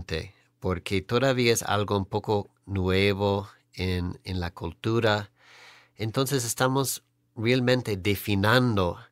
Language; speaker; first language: Spanish; non-native, fluent; English